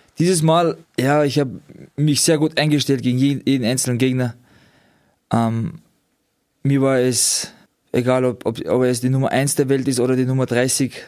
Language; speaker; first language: German; early bilingual, other home language; Georgian